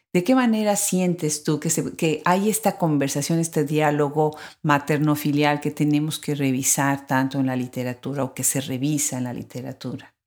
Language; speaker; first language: Spanish; native; Spanish